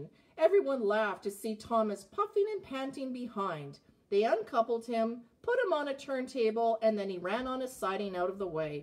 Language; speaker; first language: English; native; English